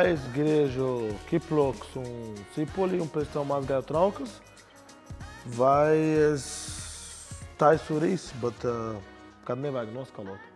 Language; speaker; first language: Latvian; non-native, learner; Portuguese